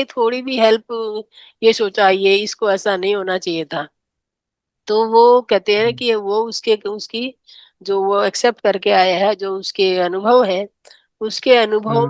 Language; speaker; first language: Hindi; native; Hindi